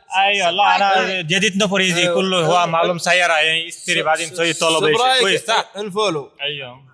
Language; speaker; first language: Arabic; non-native, learner; Bangla